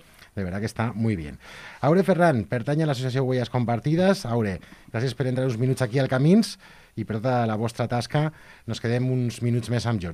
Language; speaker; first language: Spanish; non-native, local second language; Catalan